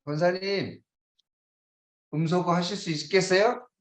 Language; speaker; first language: Korean; native; Korean